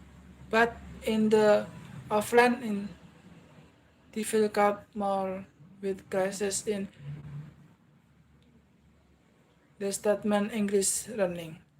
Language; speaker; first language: English; non-native, learner; Indonesian